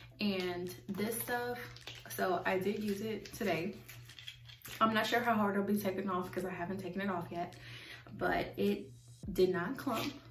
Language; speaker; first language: English; native; English